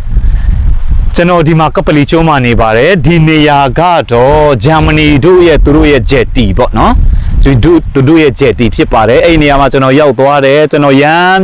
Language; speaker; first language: Burmese; non-native, fluent; Mizo